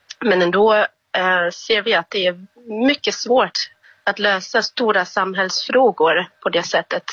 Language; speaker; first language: Swedish; non-native, fluent; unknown